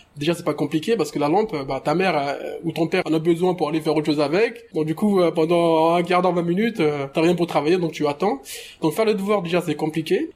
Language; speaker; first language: French; early bilingual, other home language; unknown